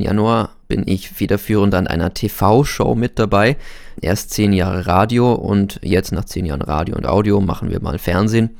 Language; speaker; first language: German; native; German